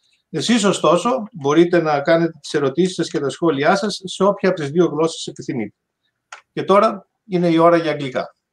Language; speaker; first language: Greek; native; Greek